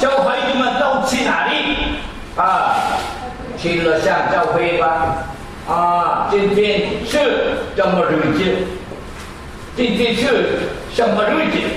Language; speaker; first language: Chinese; non-native, learner; Korean